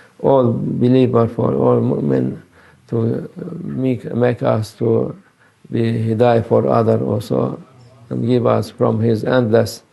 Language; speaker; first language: English; non-native, learner; Turkish